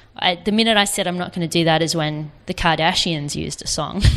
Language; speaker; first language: English; native; English